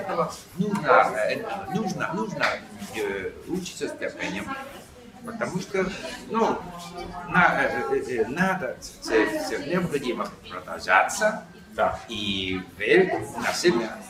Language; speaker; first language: Russian; non-native, learner; English